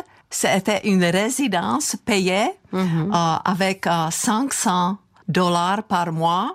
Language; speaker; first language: French; non-native, fluent; Czech